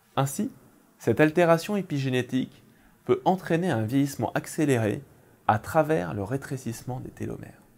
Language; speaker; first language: French; native; French